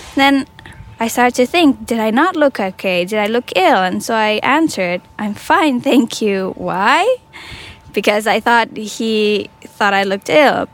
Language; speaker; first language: English; non-native, fluent; Indonesian